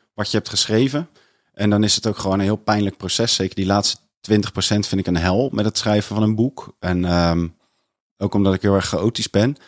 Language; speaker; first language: Dutch; native; Dutch